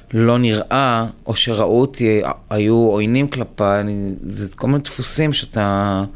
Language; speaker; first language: Hebrew; native; Hebrew